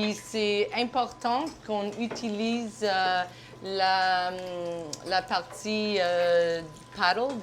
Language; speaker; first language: French; non-native, local second language; English